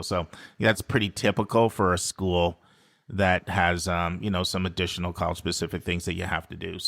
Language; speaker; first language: English; native; English